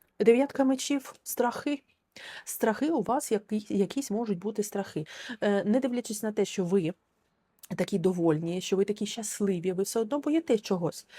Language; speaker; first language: Ukrainian; non-native, local second language; Russian